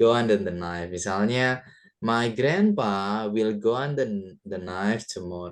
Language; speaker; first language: English; non-native, fluent; Indonesian